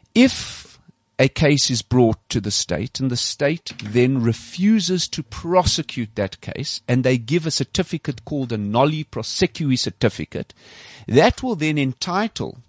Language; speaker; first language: English; native; English